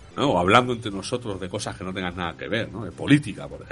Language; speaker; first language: Spanish; native; Spanish